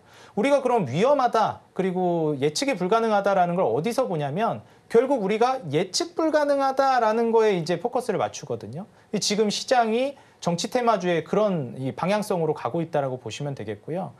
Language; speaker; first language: Korean; native; Korean